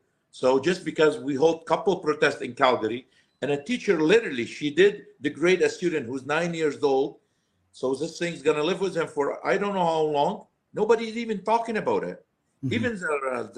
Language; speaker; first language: English; non-native, fluent; Arabic